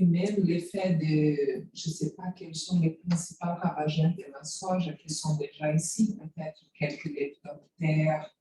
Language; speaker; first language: French; non-native, fluent; Portuguese